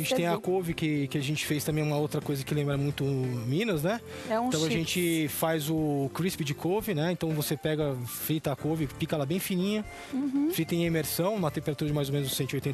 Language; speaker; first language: Portuguese; native; Portuguese